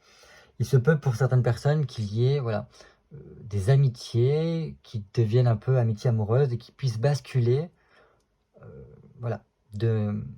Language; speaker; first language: French; native; French